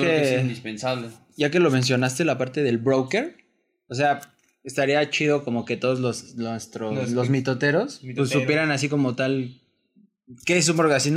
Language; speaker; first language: Spanish; native; Spanish